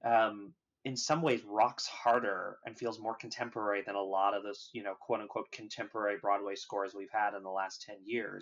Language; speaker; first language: English; native; English